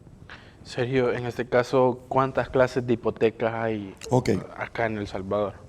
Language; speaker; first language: Spanish; native; Spanish